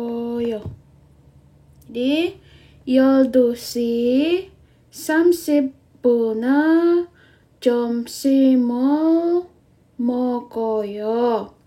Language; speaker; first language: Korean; non-native, fluent; Indonesian